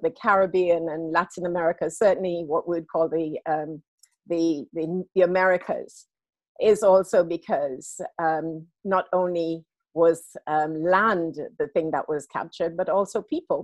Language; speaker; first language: English; native; English